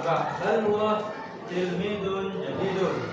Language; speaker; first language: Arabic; non-native, fluent; Indonesian